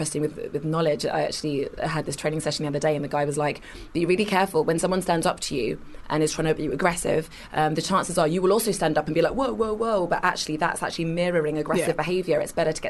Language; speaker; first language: English; native; English